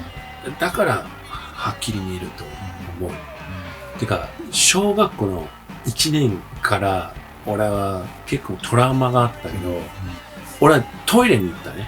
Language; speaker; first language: Japanese; early bilingual, heritage; English